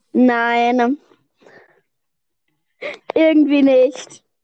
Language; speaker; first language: German; native; German